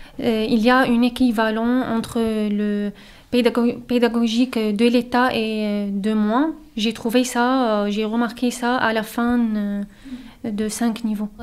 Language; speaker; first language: French; non-native, fluent; Arabic